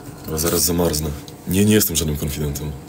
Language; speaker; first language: Polish; native; Polish